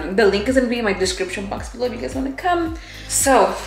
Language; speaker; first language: English; early bilingual, other home language; Spanish